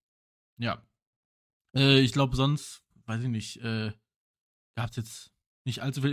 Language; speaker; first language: German; native; German